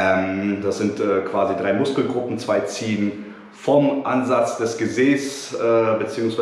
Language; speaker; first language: German; native; German